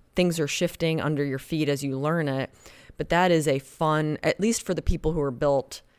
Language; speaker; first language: English; native; English